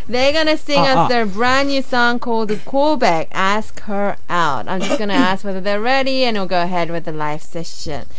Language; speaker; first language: English; early bilingual, other home language; Korean